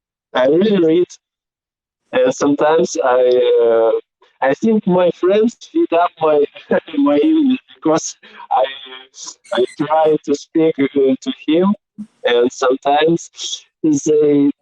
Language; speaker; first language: English; non-native, learner; Belarusian